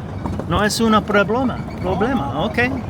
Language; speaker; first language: Spanish; non-native, learner; English